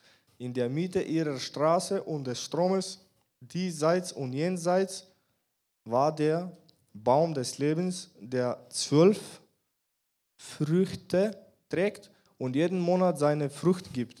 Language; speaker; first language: German; non-native, fluent; Bulgarian